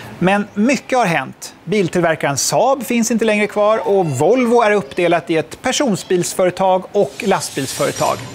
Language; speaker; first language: Swedish; native; Swedish